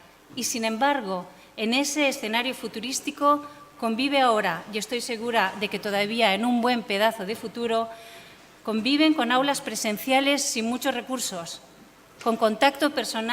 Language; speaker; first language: Spanish; native; Spanish